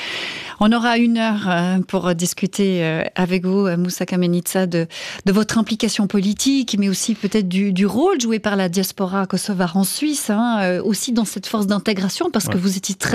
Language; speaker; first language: French; native; French